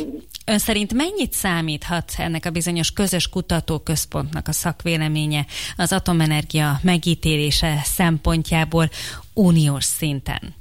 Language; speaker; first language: Hungarian; native; Hungarian